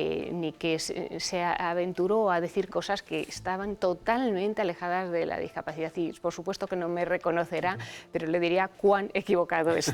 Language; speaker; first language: Spanish; native; Spanish